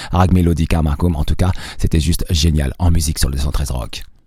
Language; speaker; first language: French; non-native, local second language; Arabic